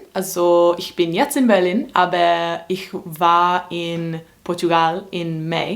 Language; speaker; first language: German; non-native, learner; English